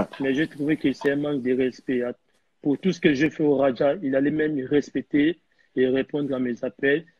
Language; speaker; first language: French; non-native, local second language; Lingala